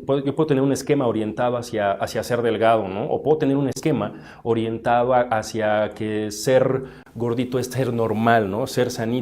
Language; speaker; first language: Spanish; native; Spanish